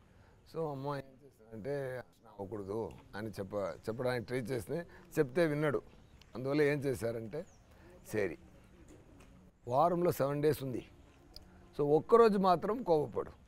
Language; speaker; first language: Telugu; non-native, local second language; Tamil